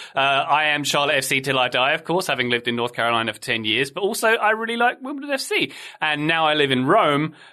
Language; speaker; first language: English; native; English